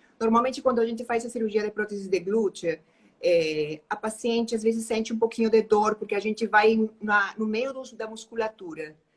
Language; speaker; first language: Portuguese; non-native, fluent; Spanish